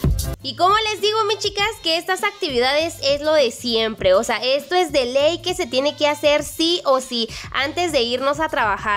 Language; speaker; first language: Spanish; native; Spanish